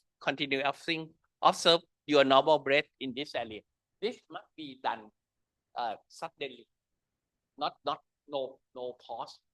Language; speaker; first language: English; non-native, learner; Thai